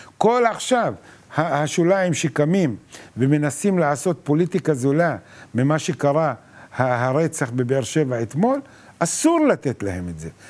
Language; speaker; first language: Hebrew; non-native, local second language; Arabic